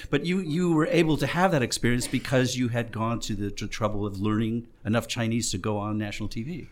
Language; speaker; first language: English; native; English